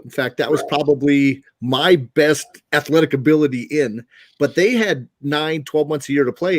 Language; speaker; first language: English; native; English